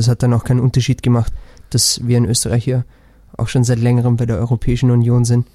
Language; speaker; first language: German; native; German